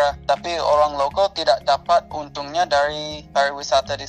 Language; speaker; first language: Indonesian; non-native, fluent; English